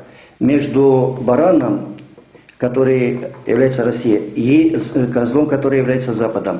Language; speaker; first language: Russian; non-native, local second language; Romanian